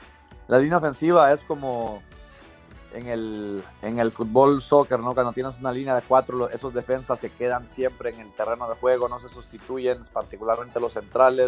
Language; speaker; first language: Spanish; native; Spanish